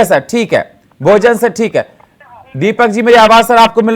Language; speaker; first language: Hindi; native; Hindi